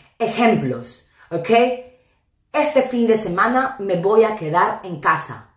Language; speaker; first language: Spanish; non-native, fluent; English